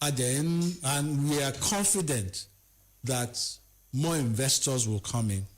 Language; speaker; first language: English; non-native, local second language; Yoruba